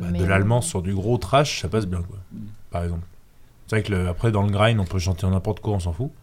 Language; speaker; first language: French; native; French